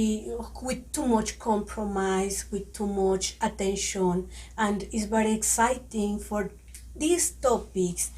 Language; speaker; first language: English; non-native, learner; Spanish